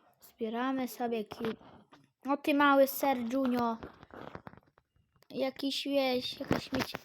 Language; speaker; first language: Polish; native; Polish